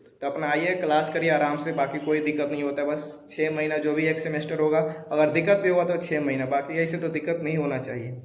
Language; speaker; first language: Hindi; native; Hindi